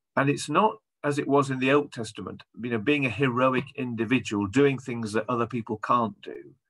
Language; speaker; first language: English; native; English